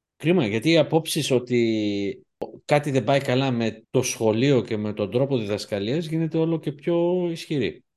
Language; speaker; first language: Greek; early bilingual, heritage; Greek